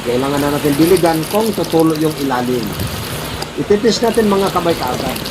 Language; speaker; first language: Filipino; non-native, local second language; Cebuano